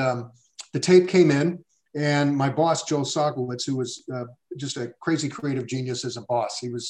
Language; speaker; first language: English; native; English